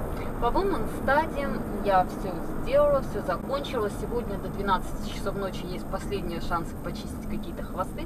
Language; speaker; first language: Russian; native; Russian